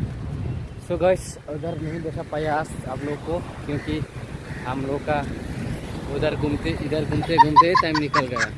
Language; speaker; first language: Hindi; non-native, local second language; Kok Borok